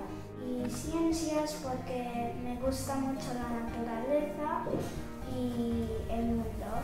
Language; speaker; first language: Spanish; early bilingual, other home language; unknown